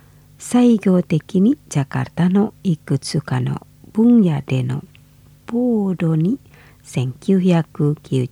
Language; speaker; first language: Japanese; non-native, fluent; Indonesian